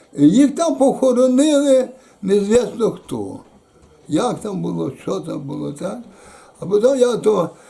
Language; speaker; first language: Ukrainian; native; Ukrainian